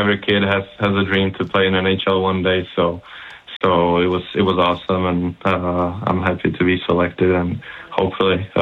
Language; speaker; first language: English; non-native, fluent; Czech